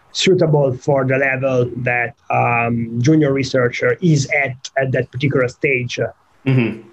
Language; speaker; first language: English; non-native, fluent; Italian